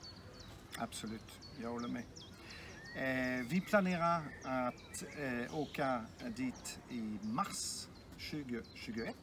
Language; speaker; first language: Swedish; non-native, fluent; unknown